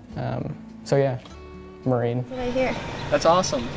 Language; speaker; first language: English; native; English